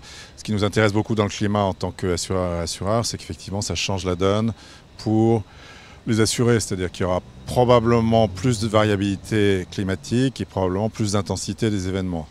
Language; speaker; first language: French; native; French